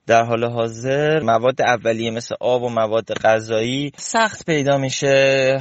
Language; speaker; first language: Persian; native; Persian